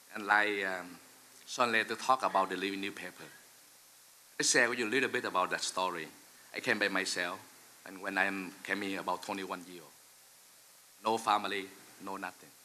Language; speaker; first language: English; non-native, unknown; Vietnamese